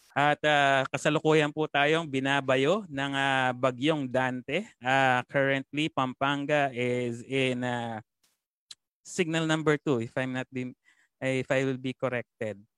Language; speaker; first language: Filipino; non-native, local second language; Pampanga